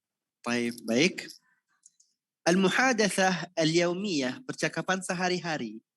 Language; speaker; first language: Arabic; non-native, fluent; Indonesian